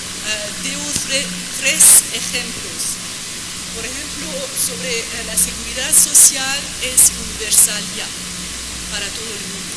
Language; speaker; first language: Spanish; non-native, fluent; French